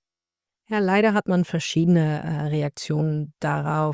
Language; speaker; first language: German; non-native, learner; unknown